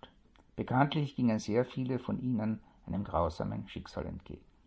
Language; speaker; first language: German; native; German